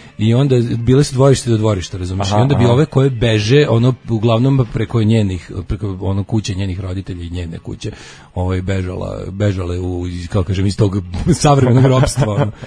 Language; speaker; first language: Serbian; native; Serbian